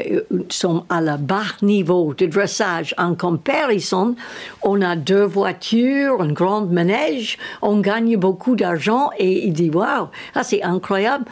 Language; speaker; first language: French; non-native, learner; English